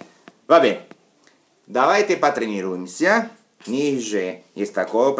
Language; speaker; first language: Russian; non-native, fluent; Italian